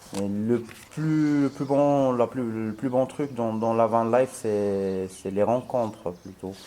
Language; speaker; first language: French; non-native, local second language; Arabic